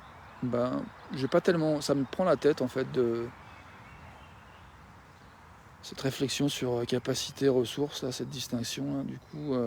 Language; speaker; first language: French; native; French